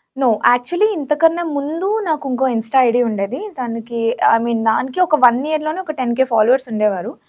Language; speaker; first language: Telugu; native; Telugu